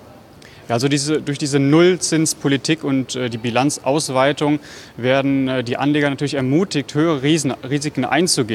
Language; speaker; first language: German; native; German